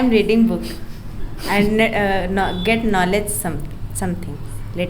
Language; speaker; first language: English; non-native, learner; Hindi